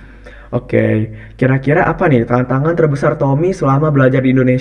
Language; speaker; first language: Indonesian; native; Indonesian